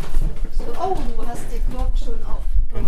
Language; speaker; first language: German; native; German